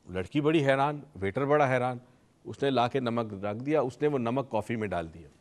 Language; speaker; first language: Urdu; native; Urdu